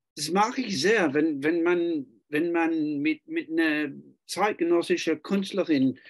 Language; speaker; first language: German; non-native, fluent; English